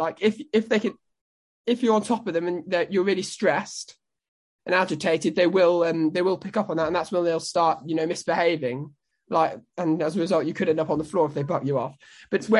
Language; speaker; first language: English; native; English